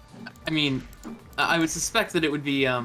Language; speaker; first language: English; native; English